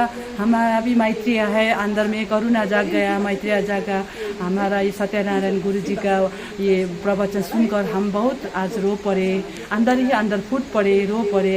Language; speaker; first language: Hindi; non-native, local second language; Nepali